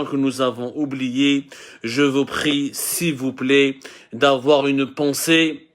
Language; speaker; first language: French; non-native, local second language; Arabic